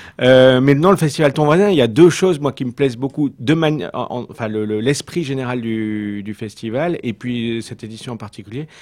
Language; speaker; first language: French; early bilingual, heritage; French